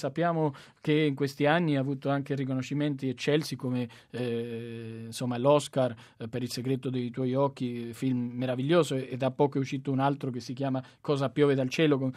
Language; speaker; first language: Italian; non-native, fluent; Spanish